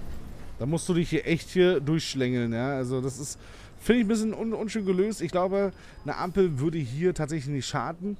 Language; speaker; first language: German; native; German